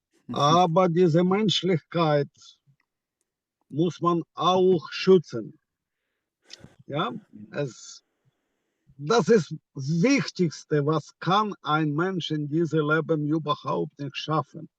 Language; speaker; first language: German; non-native, fluent; Ukrainian